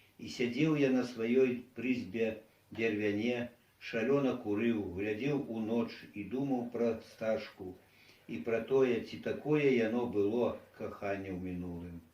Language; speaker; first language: Belarusian; non-native, local second language; Russian